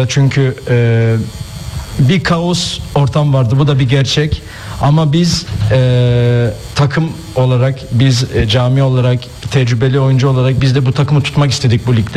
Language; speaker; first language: Turkish; early bilingual, heritage; Turkish